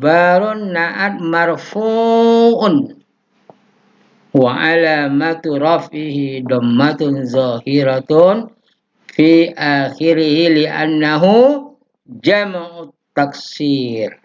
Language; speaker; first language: Arabic; non-native, fluent; Indonesian